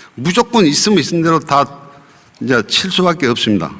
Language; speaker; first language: Korean; native; Korean